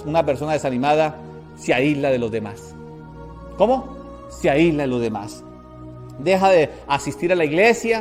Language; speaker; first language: Spanish; native; Spanish